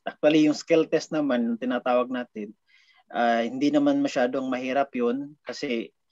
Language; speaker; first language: Filipino; non-native, local second language; Hiligaynon